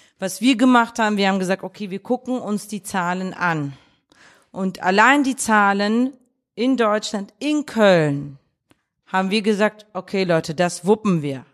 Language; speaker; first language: German; early bilingual, other home language; Russian